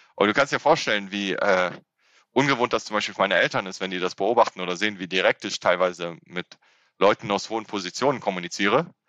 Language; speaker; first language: German; native; German